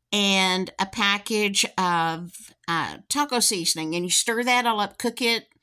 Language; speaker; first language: English; native; English